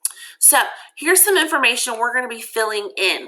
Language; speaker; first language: English; native; English